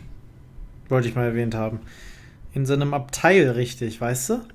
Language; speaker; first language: German; native; German